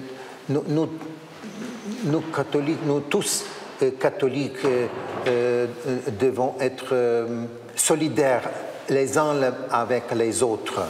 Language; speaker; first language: French; non-native, learner; Ukrainian